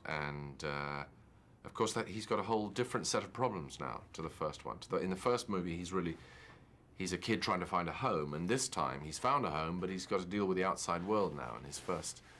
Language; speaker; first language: English; native; English